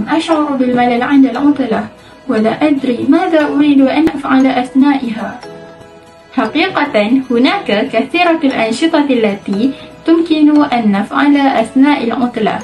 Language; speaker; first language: Arabic; non-native, learner; Malay